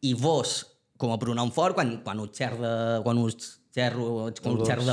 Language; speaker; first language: Catalan; native; Catalan